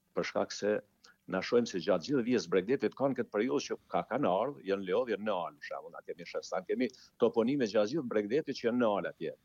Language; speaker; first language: Albanian; native; Albanian